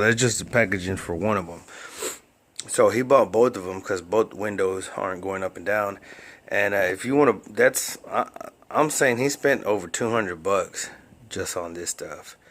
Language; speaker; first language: English; native; English